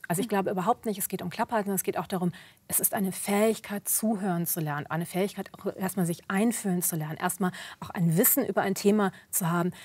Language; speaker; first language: German; early bilingual, other home language; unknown